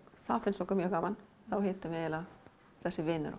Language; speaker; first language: Icelandic; non-native, fluent; Afrikaans